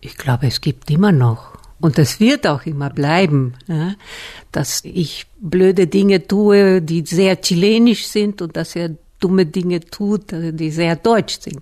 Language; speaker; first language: German; non-native, fluent; Spanish